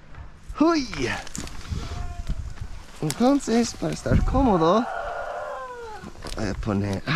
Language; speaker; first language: Spanish; non-native, learner; English